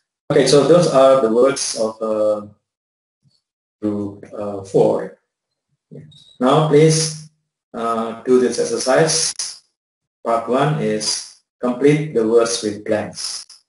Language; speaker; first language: English; non-native, fluent; Indonesian